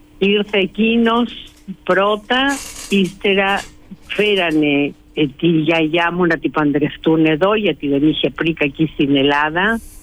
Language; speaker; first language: Greek; early bilingual, heritage; Greek